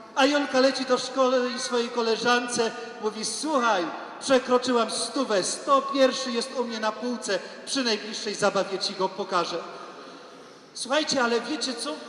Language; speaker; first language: Polish; native; Polish